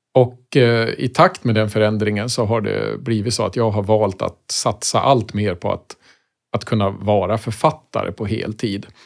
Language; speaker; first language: Swedish; native; Swedish